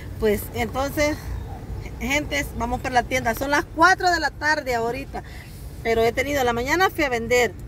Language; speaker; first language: Spanish; native; Spanish